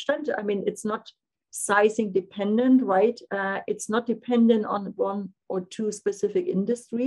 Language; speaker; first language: English; non-native, fluent; German